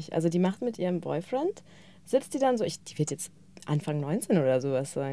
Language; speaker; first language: German; native; German